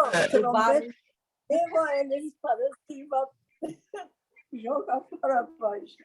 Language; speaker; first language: Portuguese; non-native, learner; Persian